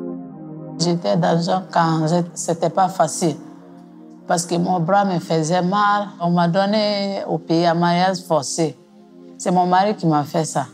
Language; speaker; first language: French; non-native, local second language; Mandingo